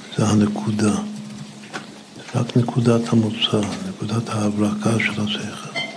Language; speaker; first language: Hebrew; non-native, fluent; English